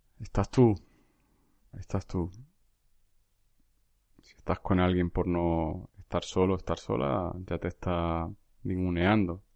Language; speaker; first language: Spanish; native; Spanish